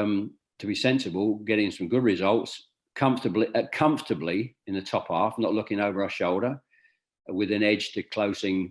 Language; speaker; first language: English; native; English